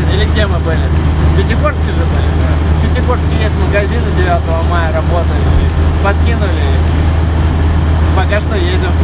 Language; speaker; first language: Russian; native; Russian